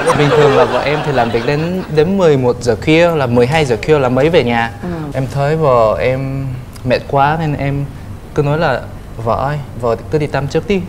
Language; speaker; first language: Vietnamese; non-native, fluent; Korean